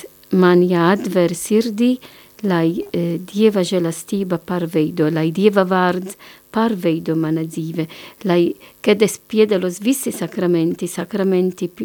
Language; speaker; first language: Latvian; non-native, learner; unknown